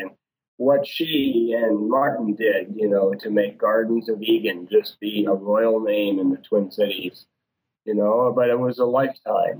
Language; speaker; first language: English; native; English